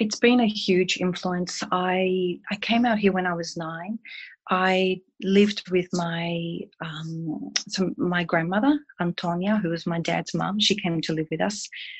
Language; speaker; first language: English; native; English